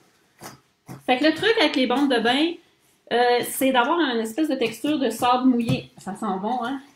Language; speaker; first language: French; native; French